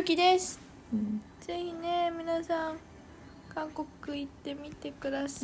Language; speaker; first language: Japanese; non-native, fluent; Korean